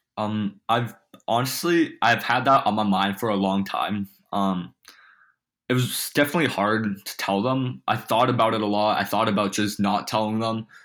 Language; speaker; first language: English; early bilingual, other home language; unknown